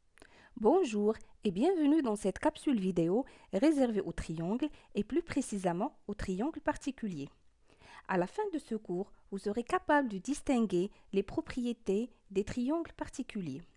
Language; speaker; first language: French; non-native, local second language; Arabic